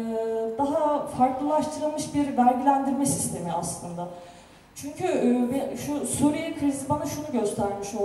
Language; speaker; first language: Turkish; native; Turkish